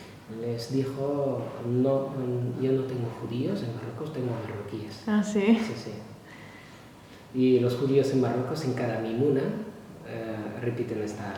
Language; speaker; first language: Spanish; non-native, fluent; Arabic